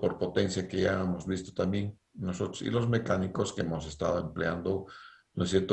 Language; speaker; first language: Spanish; native; Spanish